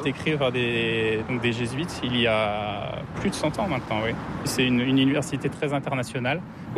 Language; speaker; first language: French; native; French